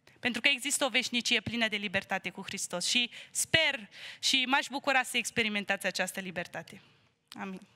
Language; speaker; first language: Romanian; native; Romanian